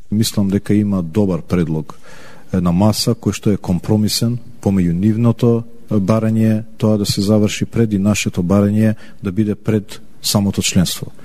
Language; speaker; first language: Macedonian; native; Macedonian